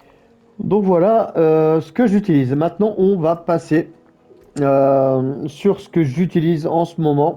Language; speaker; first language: French; native; French